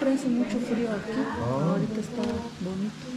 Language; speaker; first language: Spanish; native; Spanish